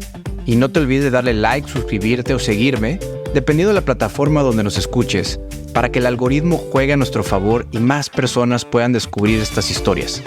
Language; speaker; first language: Spanish; native; Spanish